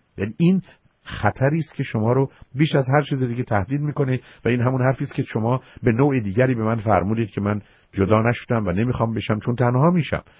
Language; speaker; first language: Persian; native; Persian